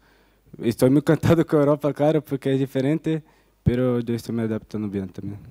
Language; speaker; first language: Spanish; non-native, fluent; Portuguese